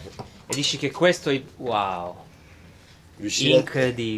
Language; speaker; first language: Italian; non-native, fluent; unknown